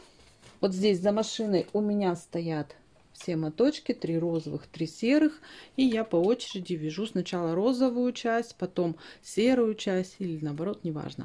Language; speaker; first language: Russian; native; Russian